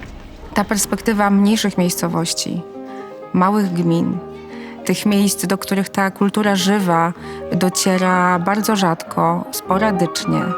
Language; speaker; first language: Polish; native; Polish